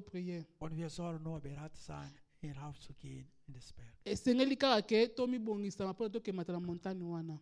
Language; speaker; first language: German; non-native, learner; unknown